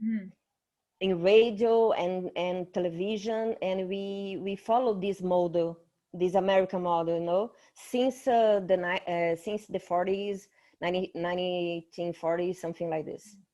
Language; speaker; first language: English; non-native, fluent; Portuguese